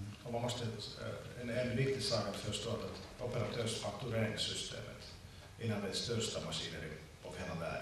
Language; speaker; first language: Swedish; non-native, local second language; Finnish